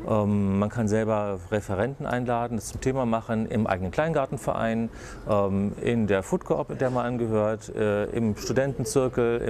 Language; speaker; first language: German; native; German